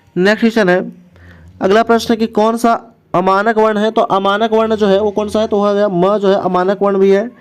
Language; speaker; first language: Hindi; native; Hindi